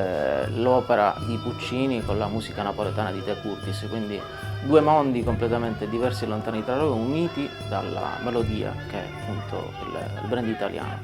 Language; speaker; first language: Italian; native; Italian